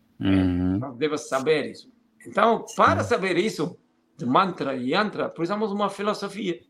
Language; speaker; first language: Portuguese; non-native, fluent; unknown